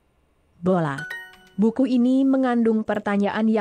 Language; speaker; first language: Indonesian; non-native, learner; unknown